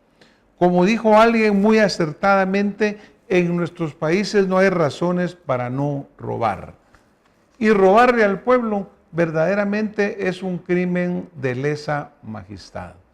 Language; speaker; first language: Spanish; native; Spanish